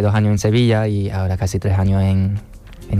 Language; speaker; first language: Spanish; non-native, fluent; Chinese